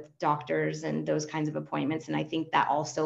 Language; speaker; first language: English; non-native, fluent; Spanish